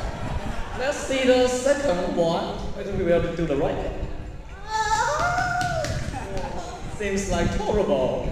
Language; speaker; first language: English; non-native, learner; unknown